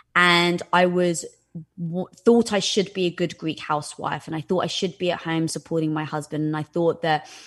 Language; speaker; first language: English; native; English